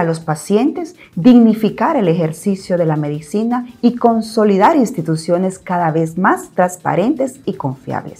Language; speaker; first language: Spanish; native; Spanish